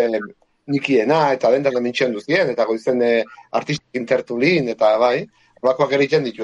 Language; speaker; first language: Basque; native; Basque